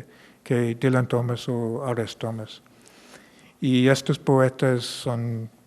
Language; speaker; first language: Spanish; non-native, fluent; English